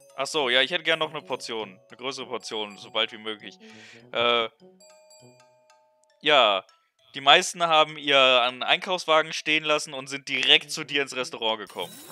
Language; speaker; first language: German; native; German